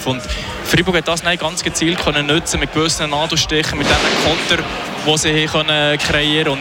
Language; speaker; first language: German; native; German